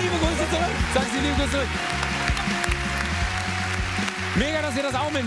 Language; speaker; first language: German; native; German